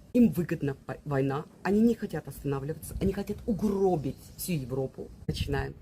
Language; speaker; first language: Russian; native; Russian